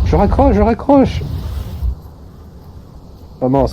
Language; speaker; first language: French; native; French